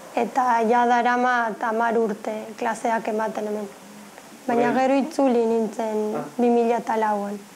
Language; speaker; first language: Basque; non-native, fluent; Spanish